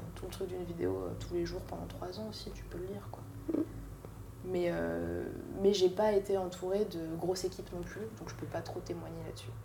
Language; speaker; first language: French; native; French